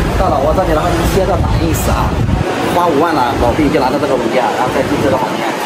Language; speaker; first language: Chinese; native; Chinese